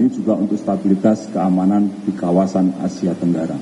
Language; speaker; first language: Indonesian; native; Indonesian